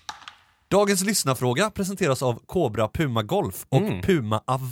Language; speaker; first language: Swedish; native; Swedish